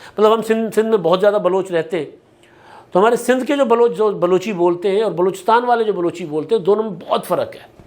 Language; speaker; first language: Urdu; non-native, local second language; Sindhi